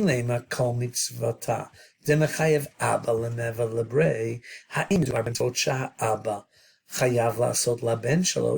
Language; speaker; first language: Hebrew; non-native, fluent; English